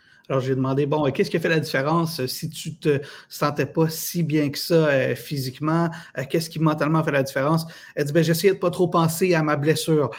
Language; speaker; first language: French; native; French